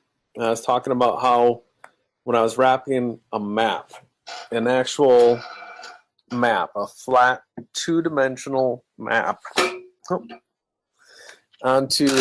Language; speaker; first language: English; native; English